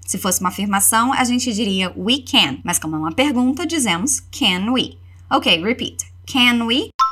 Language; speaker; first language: Portuguese; native; Portuguese